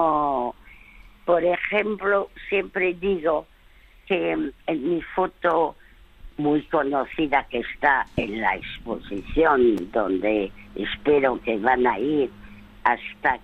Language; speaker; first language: Spanish; early bilingual, other home language; French